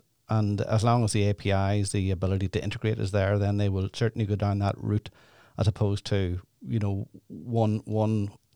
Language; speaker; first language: English; native; English